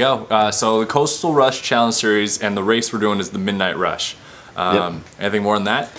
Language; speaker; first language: English; native; English